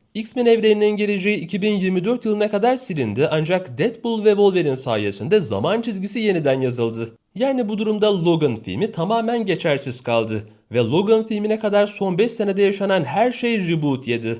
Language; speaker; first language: Turkish; native; Turkish